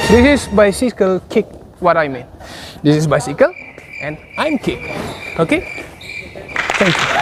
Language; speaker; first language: English; non-native, learner; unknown